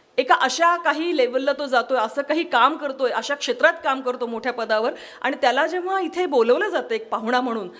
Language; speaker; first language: Marathi; non-native, local second language; Kannada